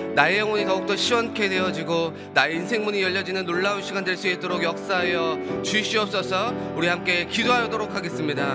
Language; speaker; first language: Korean; native; Korean